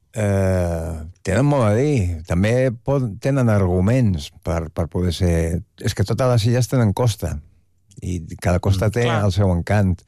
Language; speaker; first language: Catalan; native; Catalan